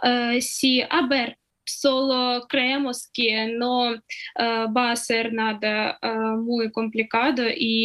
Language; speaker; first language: Spanish; non-native, fluent; Ukrainian